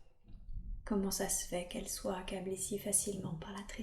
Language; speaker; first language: French; native; French